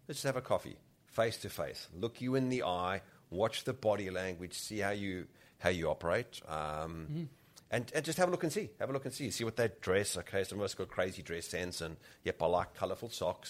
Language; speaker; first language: English; native; English